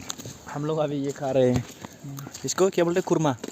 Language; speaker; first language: Hindi; non-native, local second language; Assamese